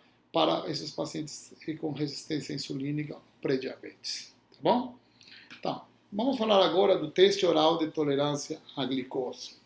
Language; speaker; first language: Portuguese; non-native, fluent; Spanish